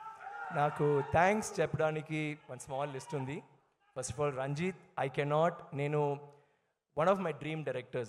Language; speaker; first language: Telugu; non-native, learner; Tamil